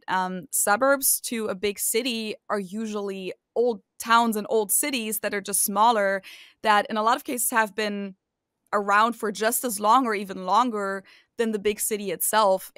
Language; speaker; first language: English; non-native, fluent; German